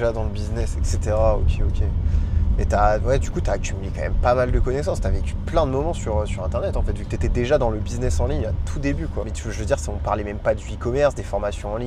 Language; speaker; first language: French; native; French